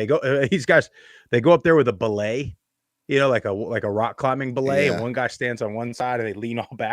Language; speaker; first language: English; native; English